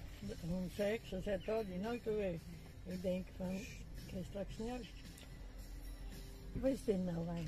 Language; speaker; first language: Dutch; native; Dutch